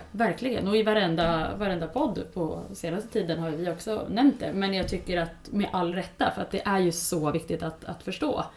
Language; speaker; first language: Swedish; native; Swedish